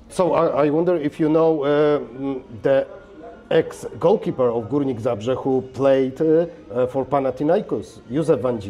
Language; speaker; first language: English; non-native, fluent; Polish